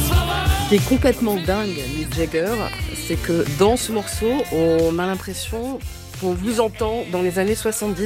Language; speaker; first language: French; native; French